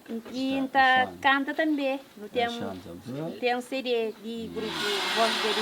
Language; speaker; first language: Portuguese; non-native, local second language; Kabuverdianu